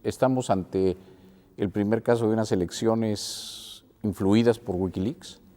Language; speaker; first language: Spanish; native; Spanish